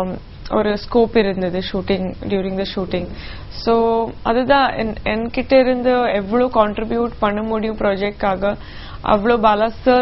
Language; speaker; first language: Tamil; non-native, local second language; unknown